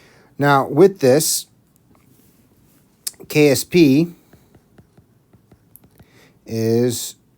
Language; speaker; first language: English; native; English